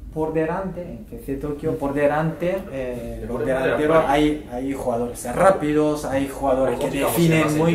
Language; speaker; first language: Spanish; non-native, fluent; Japanese